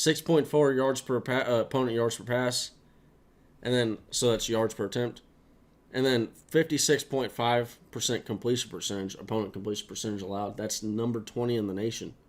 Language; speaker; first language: English; native; English